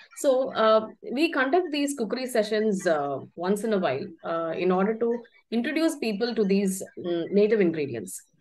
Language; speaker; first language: English; non-native, local second language; Tamil